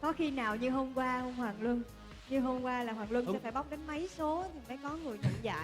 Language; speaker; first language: Vietnamese; native; Vietnamese